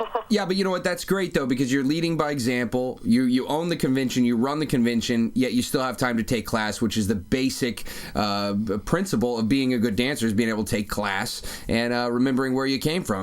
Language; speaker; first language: English; native; English